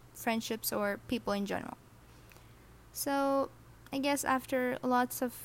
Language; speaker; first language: English; non-native, fluent; Arabic